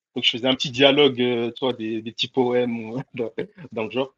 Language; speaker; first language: French; early bilingual, other home language; Comorian